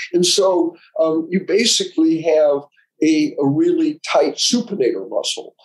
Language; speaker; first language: English; native; English